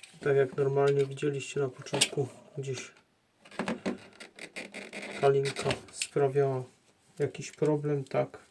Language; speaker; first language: Polish; native; Polish